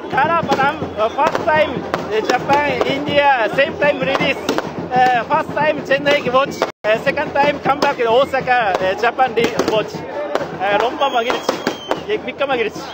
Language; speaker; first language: Tamil; non-native, learner; Japanese